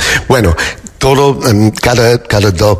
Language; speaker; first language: Spanish; non-native, fluent; English